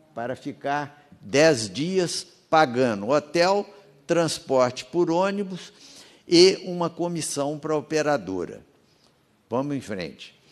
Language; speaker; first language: Portuguese; native; Portuguese